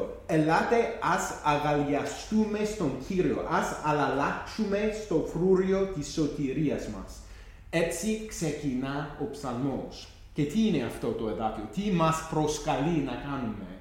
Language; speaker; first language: Greek; non-native, fluent; English